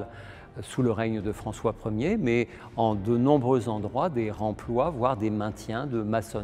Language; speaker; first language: French; native; French